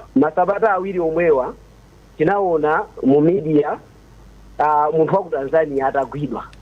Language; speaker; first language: Nyanja; native; Nyanja